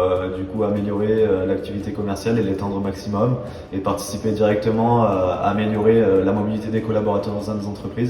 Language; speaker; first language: French; native; French